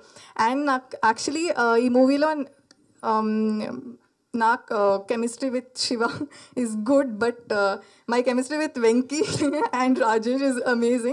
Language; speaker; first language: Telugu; non-native, learner; Malayalam